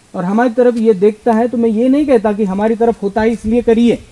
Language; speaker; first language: Hindi; non-native, local second language; Marathi